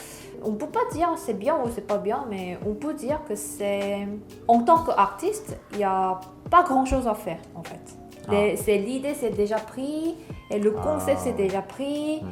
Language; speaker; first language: French; non-native, learner; Korean